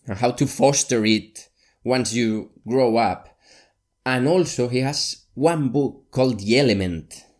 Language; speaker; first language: English; non-native, fluent; Spanish